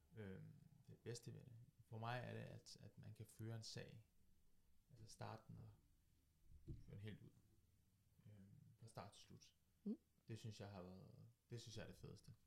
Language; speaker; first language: Danish; early bilingual, other home language; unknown